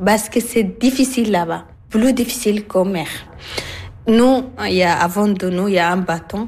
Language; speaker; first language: French; non-native, learner; Arabic